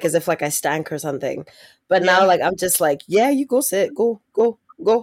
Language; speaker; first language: English; native; English